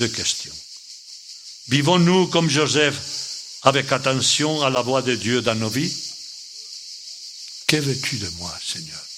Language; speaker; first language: French; non-native, fluent; Spanish